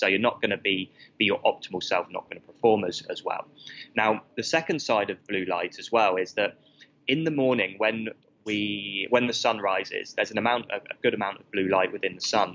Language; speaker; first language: English; native; English